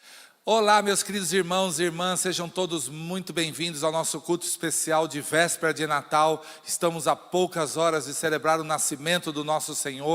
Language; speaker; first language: Portuguese; native; Portuguese